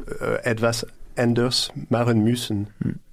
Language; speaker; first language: German; non-native, learner; French